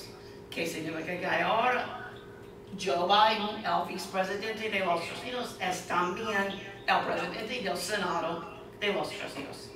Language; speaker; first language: Spanish; non-native, fluent; English